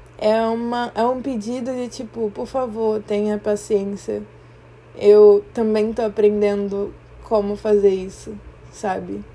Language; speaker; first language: Portuguese; native; Portuguese